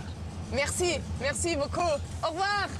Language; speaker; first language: French; non-native, learner; German